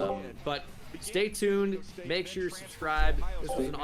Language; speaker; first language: English; native; English